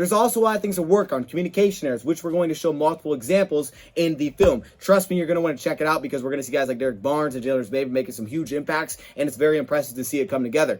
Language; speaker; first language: English; native; English